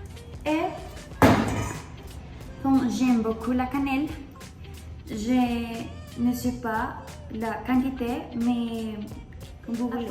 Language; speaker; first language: French; non-native, learner; Spanish